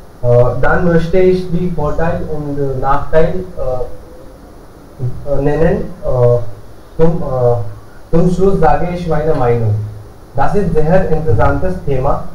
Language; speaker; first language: German; non-native, learner; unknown